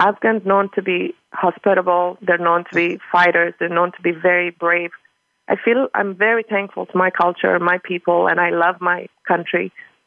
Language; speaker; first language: English; non-native, fluent; Persian